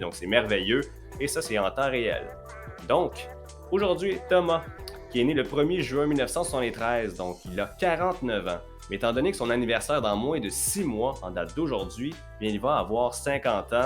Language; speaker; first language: French; native; French